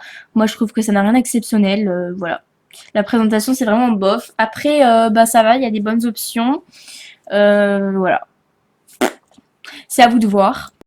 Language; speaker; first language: French; native; French